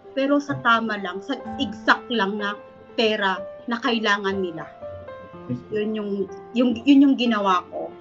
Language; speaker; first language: Filipino; native; Filipino